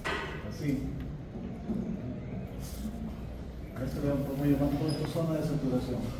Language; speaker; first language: Spanish; native; Spanish